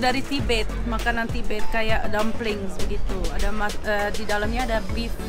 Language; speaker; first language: Indonesian; early bilingual, heritage; German